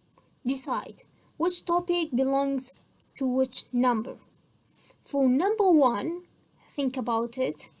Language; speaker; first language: English; non-native, fluent; Central Kurdish